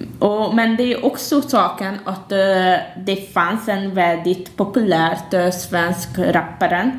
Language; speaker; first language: Swedish; non-native, fluent; Hungarian